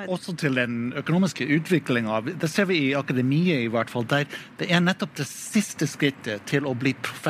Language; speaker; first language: Norwegian; non-native, fluent; English